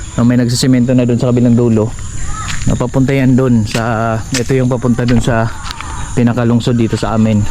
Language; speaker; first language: Filipino; native; Filipino